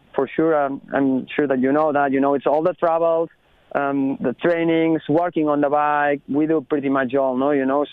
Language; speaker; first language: English; non-native, learner; Spanish